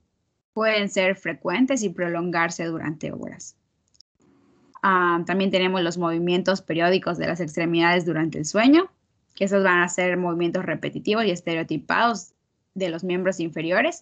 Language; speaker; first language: Spanish; native; Spanish